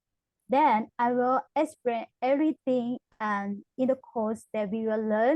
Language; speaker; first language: English; non-native, learner; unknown